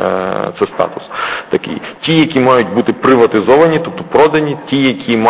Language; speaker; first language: Ukrainian; native; Ukrainian